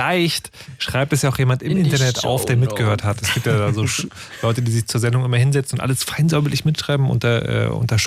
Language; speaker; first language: German; native; German